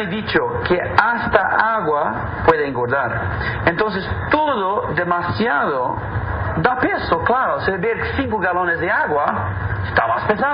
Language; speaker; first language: Spanish; non-native, fluent; Portuguese